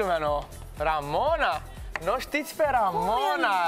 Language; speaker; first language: Romanian; native; Romanian